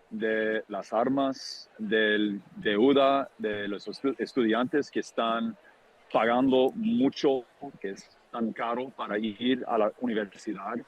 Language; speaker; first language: Spanish; non-native, fluent; English